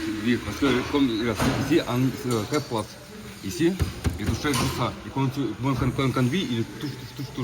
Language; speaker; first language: French; non-native, learner; Russian